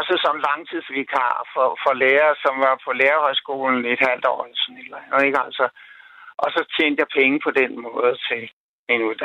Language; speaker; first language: Danish; native; Danish